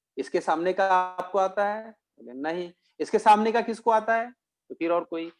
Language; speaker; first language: Hindi; non-native, local second language; Marathi